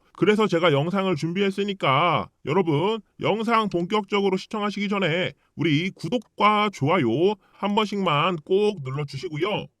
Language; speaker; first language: Korean; early bilingual, heritage; Korean